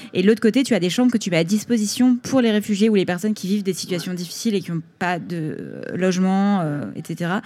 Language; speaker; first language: French; native; French